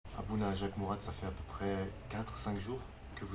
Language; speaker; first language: French; native; French